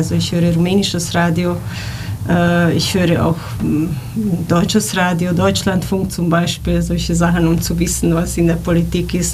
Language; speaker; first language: German; non-native, fluent; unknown